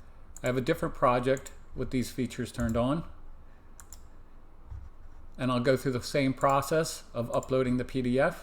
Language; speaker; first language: English; native; English